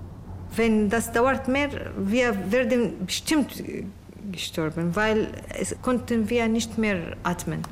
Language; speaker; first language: German; non-native, learner; Arabic